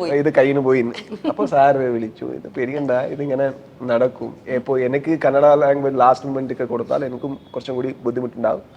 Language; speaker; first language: Malayalam; non-native, learner; Kannada